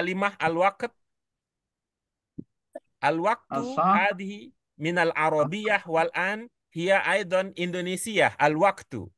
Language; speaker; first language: Arabic; non-native, learner; Indonesian